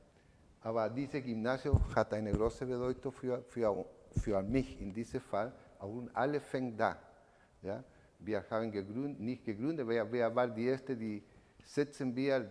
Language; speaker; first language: German; non-native, learner; Spanish